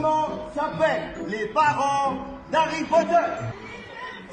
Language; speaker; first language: French; native; French